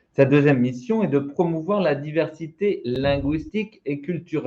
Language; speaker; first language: French; native; French